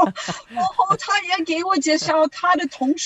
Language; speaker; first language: Chinese; non-native, learner; English